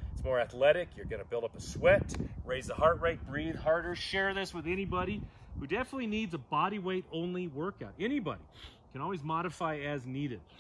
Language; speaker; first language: English; native; English